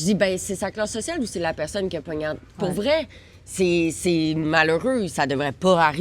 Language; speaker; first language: French; native; French